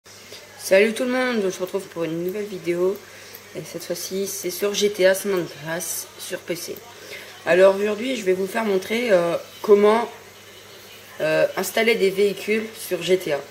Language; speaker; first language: French; native; French